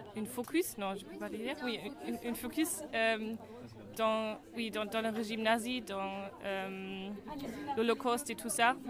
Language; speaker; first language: French; non-native, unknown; German